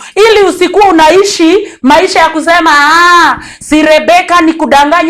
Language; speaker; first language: English; non-native, local second language; Swahili